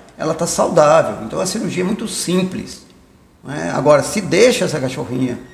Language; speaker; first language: Portuguese; native; Portuguese